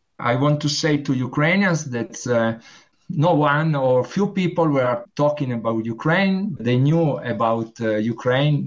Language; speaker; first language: English; non-native, learner; Italian